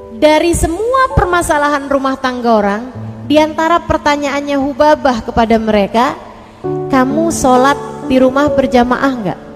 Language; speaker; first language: Indonesian; native; Indonesian